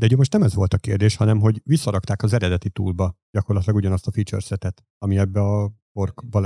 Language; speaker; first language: Hungarian; native; Hungarian